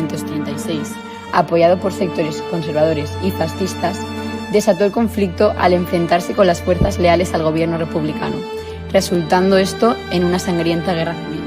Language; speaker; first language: Spanish; native; Spanish